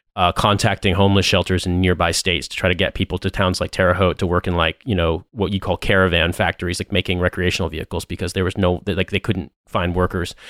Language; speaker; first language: English; native; English